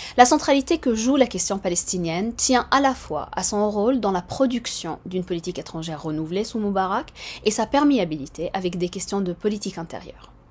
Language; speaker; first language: French; non-native, fluent; Arabic